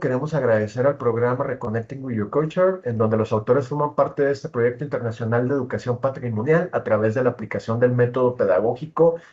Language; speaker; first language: Spanish; native; Spanish